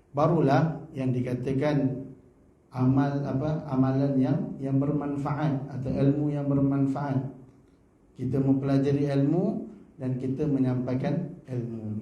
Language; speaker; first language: Malay; native; Malay